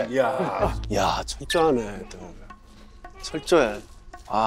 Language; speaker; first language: Korean; native; Korean